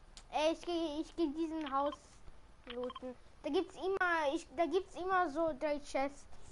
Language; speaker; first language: German; early bilingual, other home language; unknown